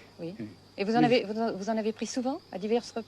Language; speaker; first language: French; native; French